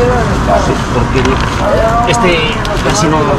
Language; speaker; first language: Spanish; non-native, learner; Filipino